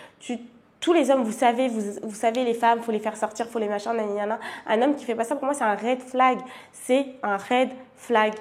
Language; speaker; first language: French; native; French